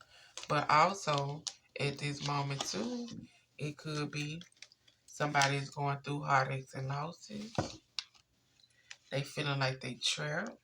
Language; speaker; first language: English; native; English